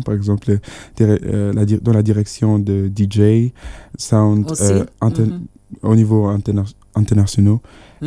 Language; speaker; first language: French; non-native, fluent; Yoruba